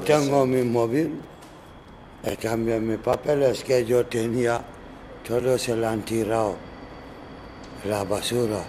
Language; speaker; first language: Spanish; non-native, learner; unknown